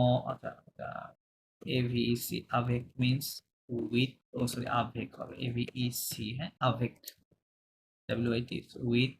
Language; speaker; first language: French; non-native, fluent; Bangla